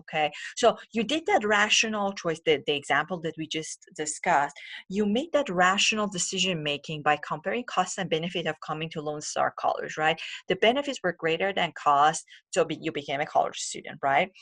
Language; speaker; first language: English; non-native, fluent; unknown